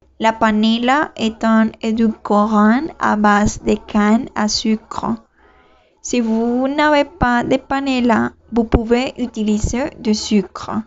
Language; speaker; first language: French; non-native, learner; Spanish